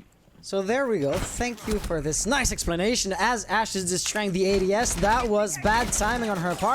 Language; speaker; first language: English; non-native, local second language; French